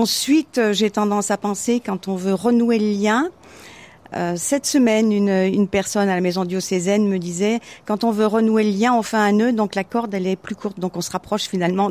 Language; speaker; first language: French; native; French